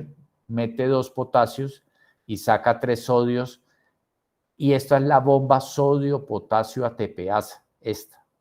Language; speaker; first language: Spanish; native; Spanish